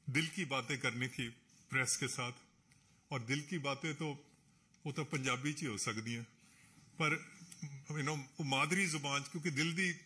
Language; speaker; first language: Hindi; non-native, local second language; Punjabi